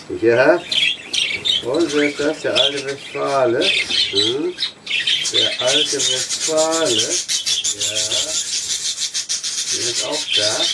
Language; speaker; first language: German; native; German